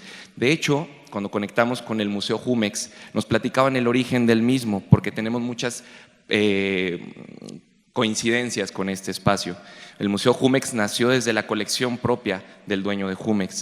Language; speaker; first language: Spanish; native; Spanish